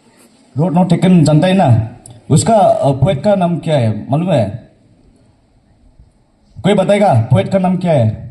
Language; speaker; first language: Hindi; non-native, local second language; Garo